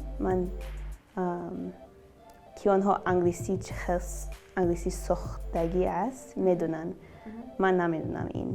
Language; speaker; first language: Persian; early bilingual, other home language; English